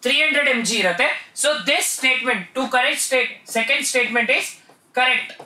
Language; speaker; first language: English; non-native, local second language; Kannada